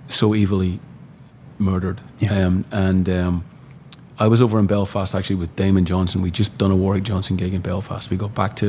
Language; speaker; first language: English; native; English